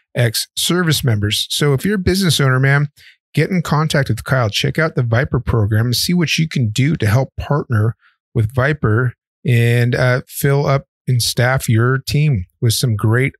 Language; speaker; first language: English; native; English